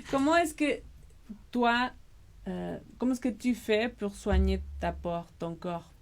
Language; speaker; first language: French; non-native, learner; Spanish